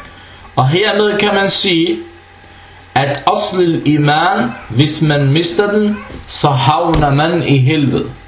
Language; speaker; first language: Danish; early bilingual, other home language; Arabic